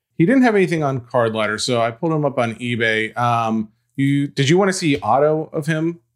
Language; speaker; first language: English; native; English